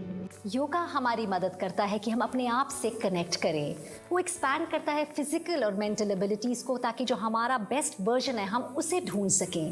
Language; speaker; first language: Hindi; native; Hindi